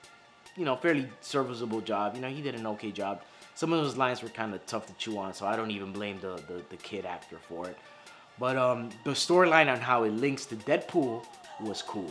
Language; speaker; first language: English; native; English